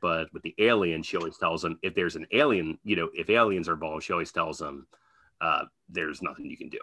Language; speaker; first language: English; native; English